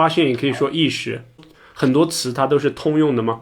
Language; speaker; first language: Chinese; native; Chinese